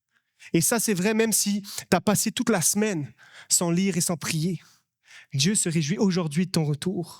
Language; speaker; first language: French; native; French